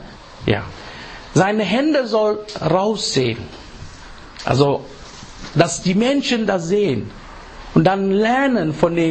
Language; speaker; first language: German; non-native, learner; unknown